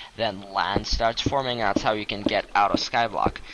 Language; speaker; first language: English; non-native, fluent; Russian